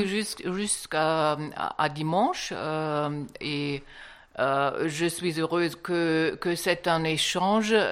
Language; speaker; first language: French; non-native, learner; German